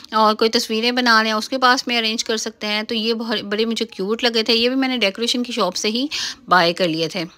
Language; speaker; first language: Urdu; native; Urdu